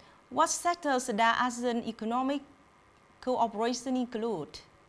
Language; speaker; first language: English; non-native, fluent; Vietnamese